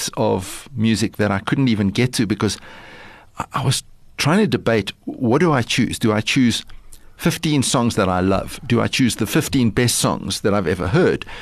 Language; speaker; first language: English; early bilingual, other home language; Lithuanian